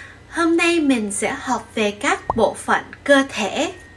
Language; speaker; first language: Vietnamese; native; Vietnamese